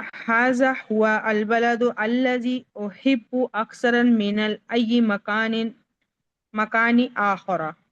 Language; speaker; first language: Arabic; non-native, learner; Urdu